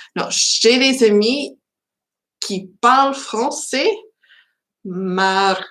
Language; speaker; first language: French; non-native, learner; English